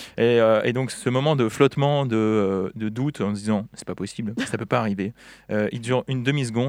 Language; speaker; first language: French; native; French